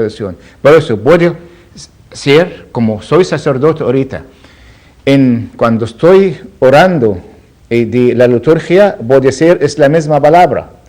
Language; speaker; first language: Spanish; non-native, learner; Arabic